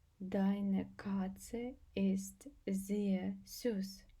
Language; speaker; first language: German; non-native, fluent; Ukrainian